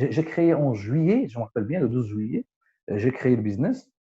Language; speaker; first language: French; non-native, local second language; Arabic